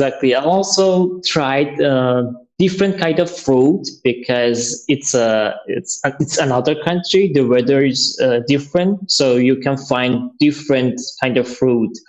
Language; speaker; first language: English; non-native, learner; Persian